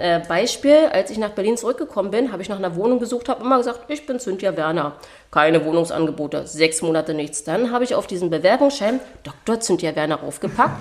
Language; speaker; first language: German; native; German